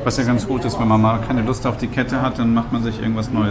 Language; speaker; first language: German; native; German